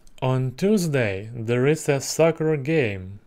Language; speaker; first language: English; non-native, learner; Russian